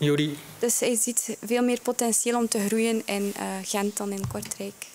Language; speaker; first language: Dutch; early bilingual, other home language; Japanese